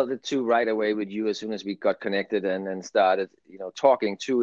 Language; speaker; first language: English; non-native, fluent; Danish